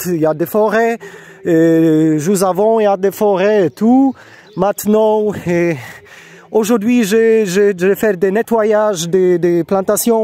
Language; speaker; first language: French; non-native, learner; Polish